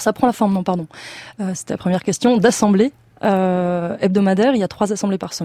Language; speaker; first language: French; native; French